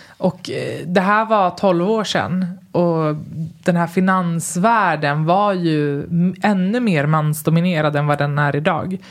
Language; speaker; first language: Swedish; early bilingual, other home language; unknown